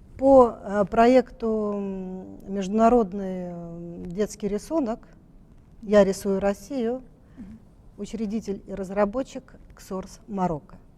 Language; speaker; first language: Russian; native; Russian